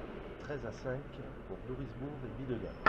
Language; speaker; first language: French; native; French